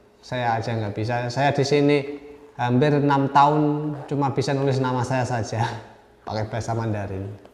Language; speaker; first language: Indonesian; native; Indonesian